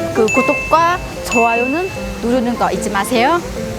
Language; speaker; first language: Korean; non-native, learner; Vietnamese